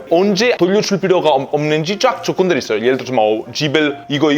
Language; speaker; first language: Korean; non-native, fluent; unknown